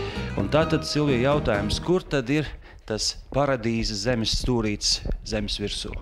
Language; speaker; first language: Latvian; native; Latvian